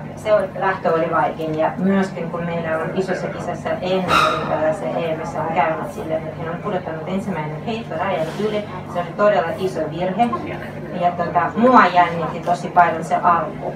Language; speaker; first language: Finnish; non-native, fluent; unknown